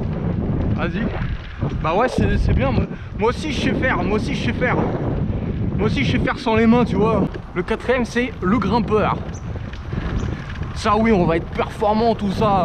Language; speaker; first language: French; native; French